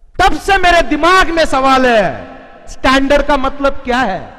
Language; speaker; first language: Hindi; non-native, local second language; Marathi